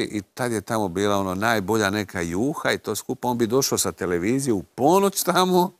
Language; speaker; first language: Croatian; native; Croatian